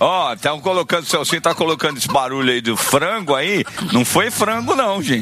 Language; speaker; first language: Portuguese; native; Portuguese